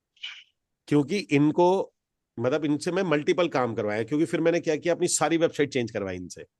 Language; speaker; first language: Hindi; native; Hindi